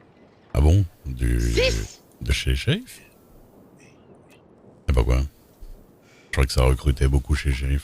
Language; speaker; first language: French; native; French